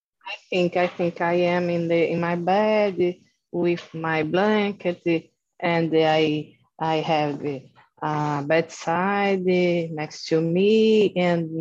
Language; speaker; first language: English; non-native, learner; Portuguese